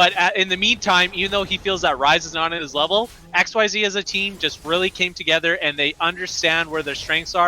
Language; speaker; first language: English; native; English